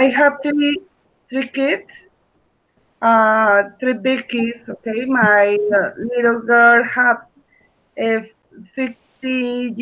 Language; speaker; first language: English; non-native, learner; Spanish